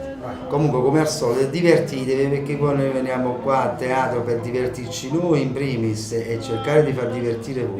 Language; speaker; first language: Italian; native; Italian